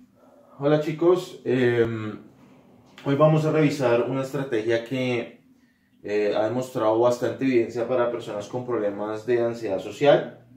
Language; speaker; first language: Spanish; native; Spanish